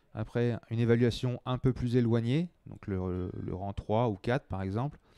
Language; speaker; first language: French; native; French